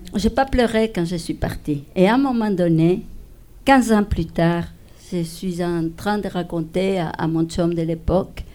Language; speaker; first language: French; non-native, fluent; Spanish